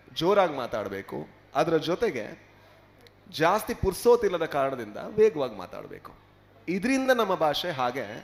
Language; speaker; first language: Kannada; native; Kannada